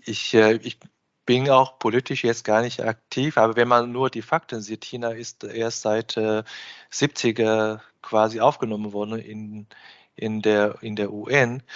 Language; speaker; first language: German; non-native, fluent; Chinese